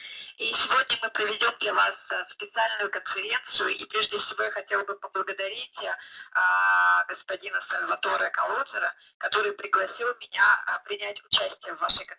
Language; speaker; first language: Russian; native; Russian